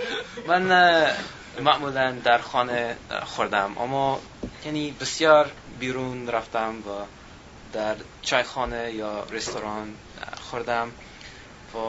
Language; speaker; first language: Persian; non-native, learner; English